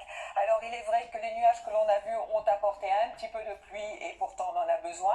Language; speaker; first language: French; native; French